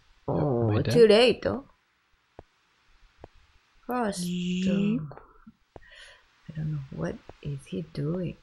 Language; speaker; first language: English; non-native, learner; Japanese